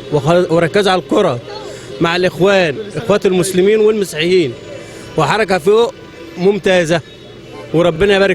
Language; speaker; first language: Arabic; native; Arabic